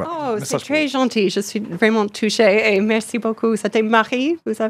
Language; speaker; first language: French; non-native, learner; English